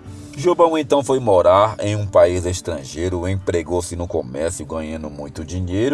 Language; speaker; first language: Portuguese; native; Portuguese